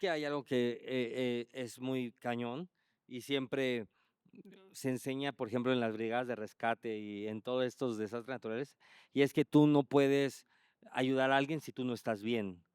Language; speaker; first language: Spanish; native; Spanish